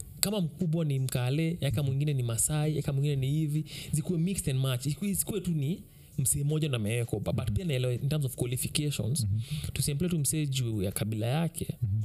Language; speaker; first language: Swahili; native; Swahili